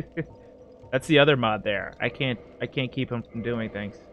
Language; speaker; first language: English; native; English